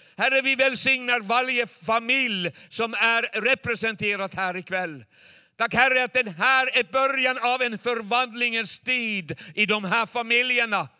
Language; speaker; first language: Swedish; non-native, fluent; Chinese